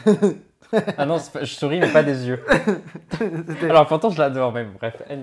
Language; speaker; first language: French; native; French